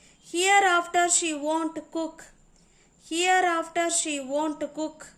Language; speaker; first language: English; non-native, local second language; Tamil